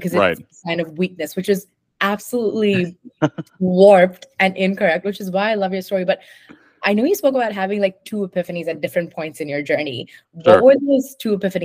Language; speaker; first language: English; non-native, local second language; Hindi